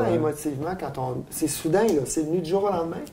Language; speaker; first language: French; native; French